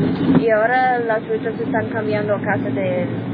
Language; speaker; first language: Spanish; non-native, learner; English